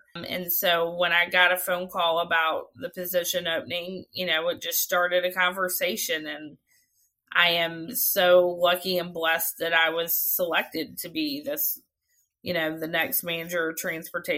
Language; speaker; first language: English; native; English